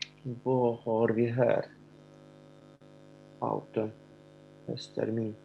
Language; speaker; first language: Swedish; non-native, fluent; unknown